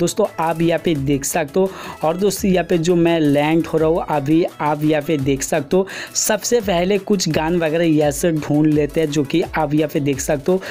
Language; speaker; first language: Hindi; non-native, local second language; Bangla